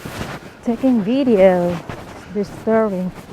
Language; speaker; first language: English; non-native, learner; Filipino